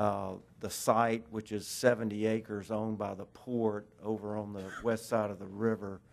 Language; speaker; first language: English; native; English